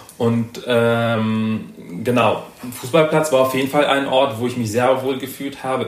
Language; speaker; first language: German; early bilingual, other home language; Persian